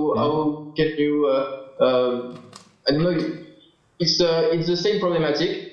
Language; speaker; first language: English; non-native, learner; French